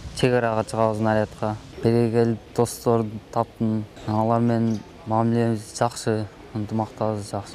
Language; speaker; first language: Kyrgyz; non-native, local second language; Uzbek